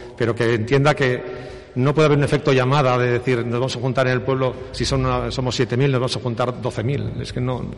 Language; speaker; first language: Spanish; native; Spanish